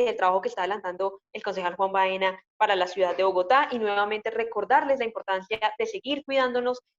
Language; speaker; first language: Spanish; native; Spanish